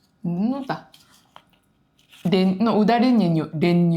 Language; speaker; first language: Russian; non-native, learner; Japanese